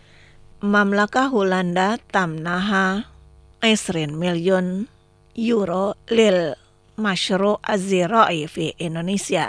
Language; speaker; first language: Arabic; non-native, fluent; Indonesian